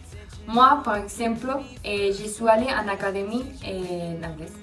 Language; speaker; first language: French; non-native, learner; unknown